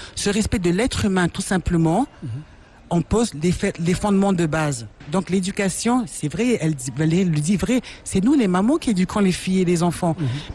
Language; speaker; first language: French; non-native, local second language; Lingala